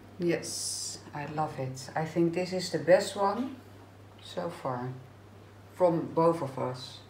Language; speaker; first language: English; non-native, fluent; Dutch